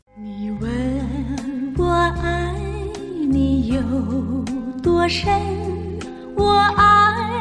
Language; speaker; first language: Chinese; non-native, fluent; Korean